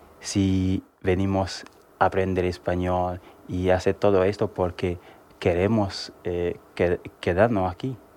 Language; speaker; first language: Spanish; non-native, learner; Haitian Creole